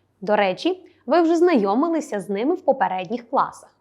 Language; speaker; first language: Ukrainian; native; Ukrainian